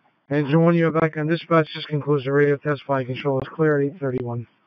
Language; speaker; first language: English; early bilingual, other home language; Spanish